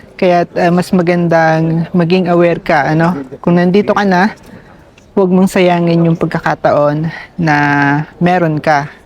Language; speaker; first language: Filipino; native; Filipino